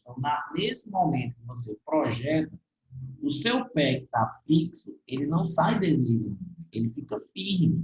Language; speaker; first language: Portuguese; native; Portuguese